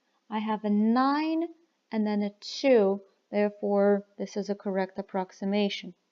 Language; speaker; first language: English; non-native, fluent; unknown